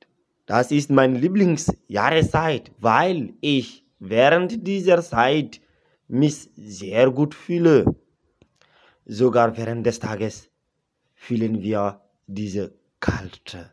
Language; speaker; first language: German; non-native, learner; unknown